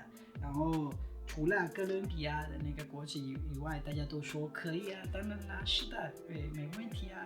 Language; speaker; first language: Chinese; non-native, fluent; Spanish